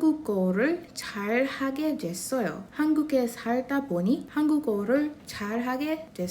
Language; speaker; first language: Korean; non-native, fluent; English